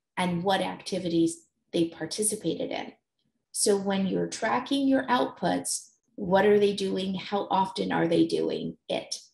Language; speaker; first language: English; native; English